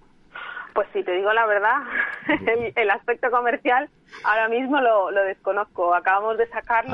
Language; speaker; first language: Spanish; native; Spanish